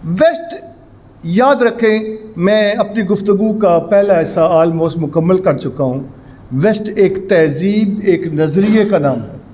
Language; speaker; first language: Urdu; non-native, local second language; Punjabi